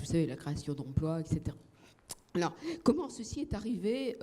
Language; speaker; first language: French; native; French